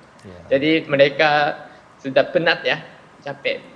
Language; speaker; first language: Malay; non-native, fluent; Japanese